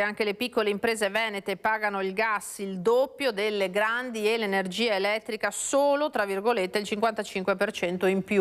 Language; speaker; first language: Italian; native; Italian